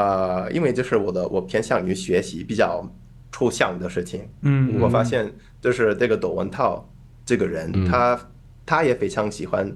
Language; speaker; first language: Chinese; non-native, fluent; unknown